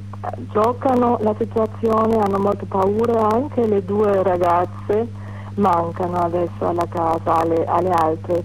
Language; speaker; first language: Italian; non-native, fluent; German